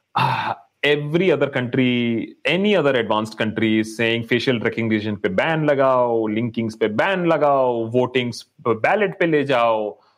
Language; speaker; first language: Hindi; native; Hindi